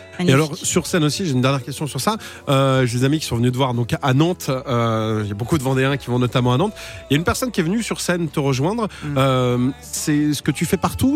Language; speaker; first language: French; native; French